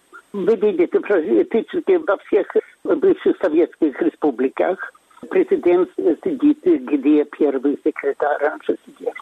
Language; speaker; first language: Russian; non-native, fluent; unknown